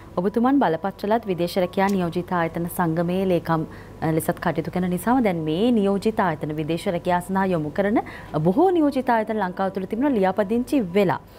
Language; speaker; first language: Sinhala; native; Sinhala